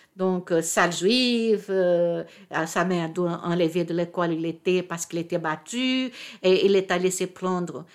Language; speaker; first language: French; non-native, fluent; Portuguese